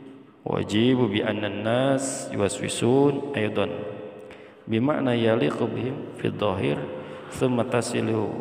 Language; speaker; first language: Arabic; non-native, fluent; Indonesian